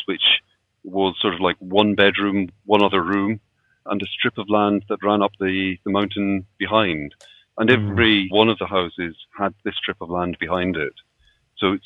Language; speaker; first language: English; native; English